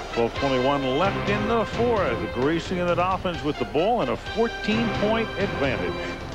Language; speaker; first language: English; native; English